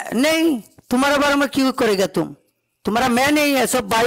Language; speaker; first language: Hindi; non-native, learner; Bangla